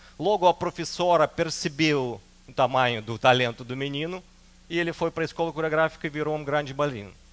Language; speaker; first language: Portuguese; non-native, fluent; Russian